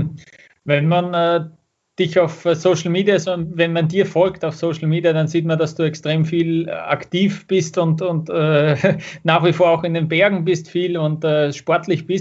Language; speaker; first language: German; native; German